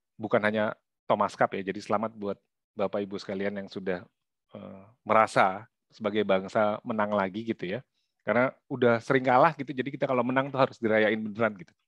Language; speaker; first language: Indonesian; native; Indonesian